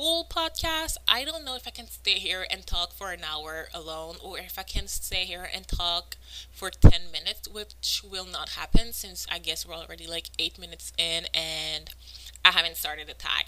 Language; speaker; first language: English; non-native, fluent; French